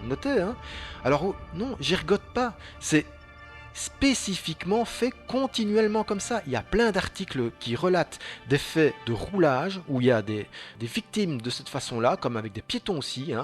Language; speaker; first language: French; native; French